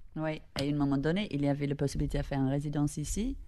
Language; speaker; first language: French; non-native, fluent; English